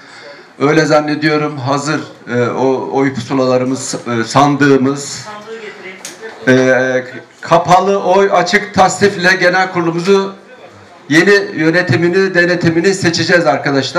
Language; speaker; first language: Turkish; native; Turkish